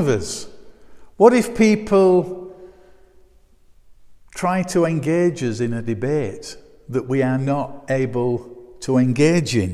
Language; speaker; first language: English; native; English